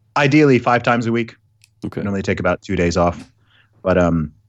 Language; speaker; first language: English; early bilingual, other home language; Arabic